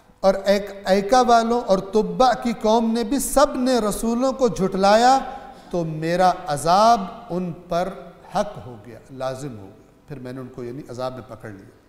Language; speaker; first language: Urdu; non-native, local second language; Punjabi